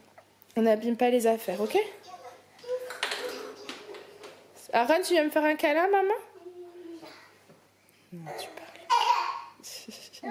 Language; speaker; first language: French; native; French